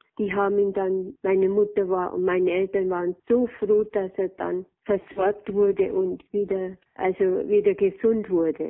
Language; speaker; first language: German; native; German